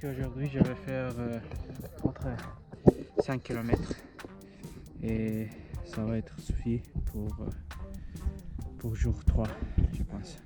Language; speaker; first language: French; non-native, learner; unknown